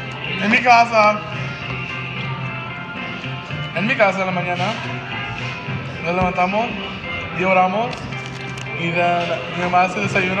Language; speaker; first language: Spanish; early bilingual, heritage; Spanish